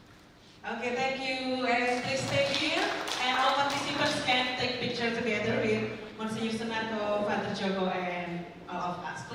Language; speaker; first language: English; non-native, learner; Indonesian